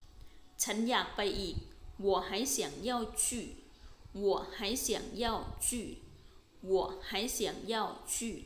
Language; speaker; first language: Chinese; non-native, fluent; Thai